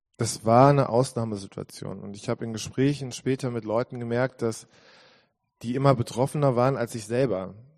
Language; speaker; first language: German; native; German